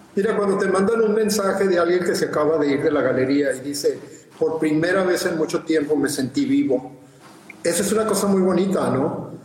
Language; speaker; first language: Spanish; native; Spanish